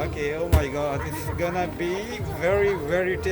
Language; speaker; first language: English; non-native, fluent; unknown